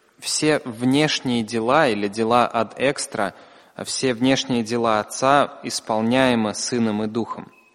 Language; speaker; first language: Russian; native; Russian